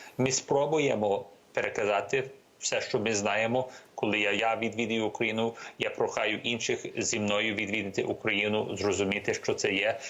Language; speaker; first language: Ukrainian; early bilingual, heritage; Ukrainian